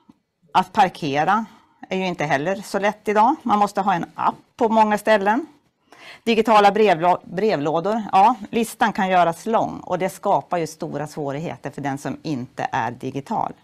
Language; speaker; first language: Swedish; native; Swedish